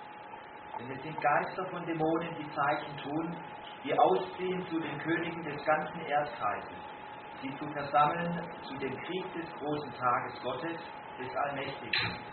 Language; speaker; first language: German; native; German